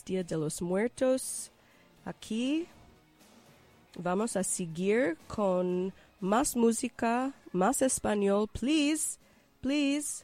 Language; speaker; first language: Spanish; non-native, learner; English